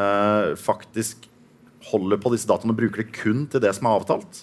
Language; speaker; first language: Norwegian; native; Norwegian